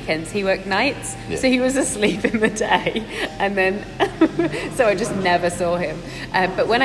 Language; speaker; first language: English; native; English